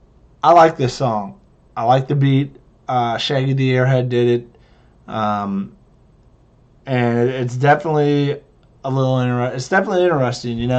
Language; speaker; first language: English; native; English